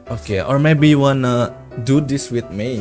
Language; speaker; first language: English; non-native, learner; Indonesian